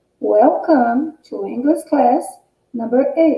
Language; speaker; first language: English; non-native, fluent; Portuguese